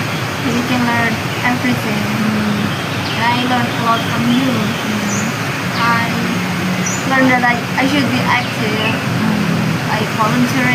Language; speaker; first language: English; non-native, learner; Indonesian